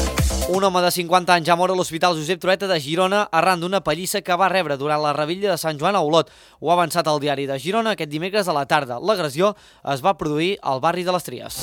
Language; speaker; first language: Catalan; native; Catalan